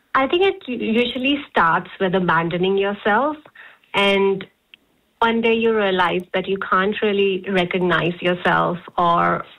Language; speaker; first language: English; non-native, local second language; Hindi